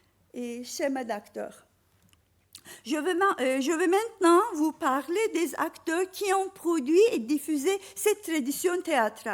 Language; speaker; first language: French; non-native, fluent; Turkish